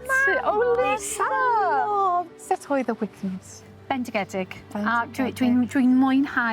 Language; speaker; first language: Welsh; non-native, learner; English